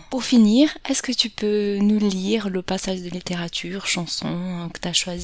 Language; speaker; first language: French; non-native, fluent; Portuguese